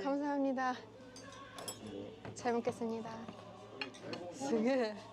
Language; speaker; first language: Korean; non-native, fluent; Japanese